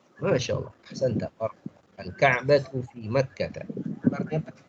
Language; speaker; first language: Indonesian; native; Indonesian